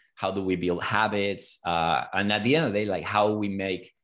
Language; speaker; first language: English; non-native, fluent; Spanish